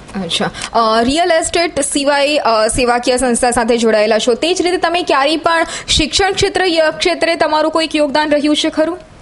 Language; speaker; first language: Gujarati; native; Gujarati